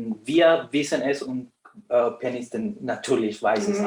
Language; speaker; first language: German; non-native, fluent; Spanish